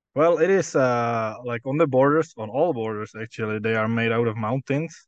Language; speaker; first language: English; non-native, fluent; Czech